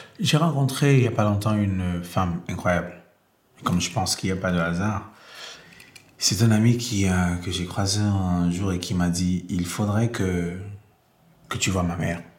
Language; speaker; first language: French; non-native, local second language; Basaa